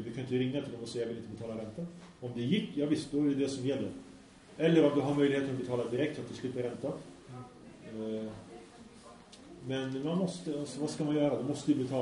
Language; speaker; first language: Swedish; early bilingual, other home language; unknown